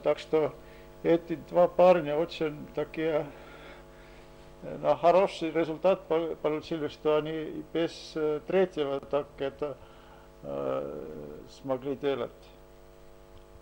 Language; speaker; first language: Russian; non-native, fluent; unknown